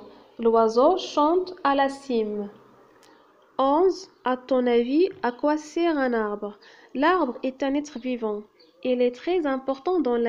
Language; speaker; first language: French; non-native, local second language; Arabic